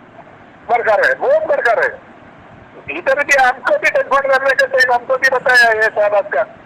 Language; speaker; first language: Hindi; non-native, local second language; Malayalam